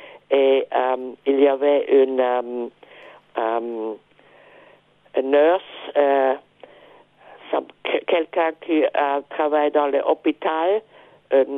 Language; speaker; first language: French; non-native, fluent; German